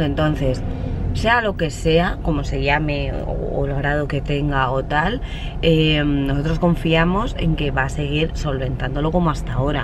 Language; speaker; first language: Spanish; native; Spanish